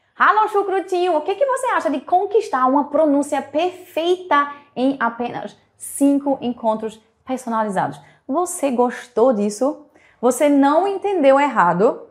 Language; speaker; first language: Portuguese; native; Portuguese